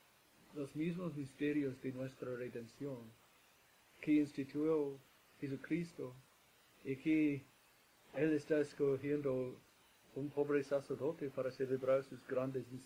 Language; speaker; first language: Spanish; non-native, fluent; English